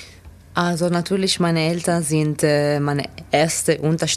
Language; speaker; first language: German; non-native, learner; Italian